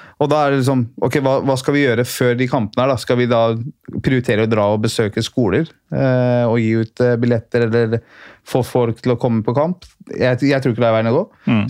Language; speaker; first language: Norwegian; early bilingual, other home language; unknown